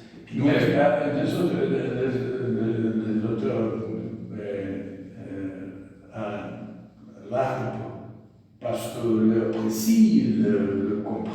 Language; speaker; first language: French; non-native, learner; Portuguese